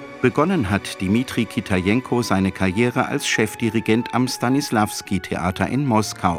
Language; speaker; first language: German; native; German